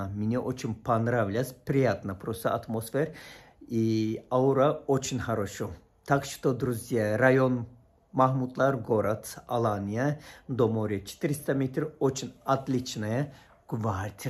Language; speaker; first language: Russian; non-native, fluent; Turkish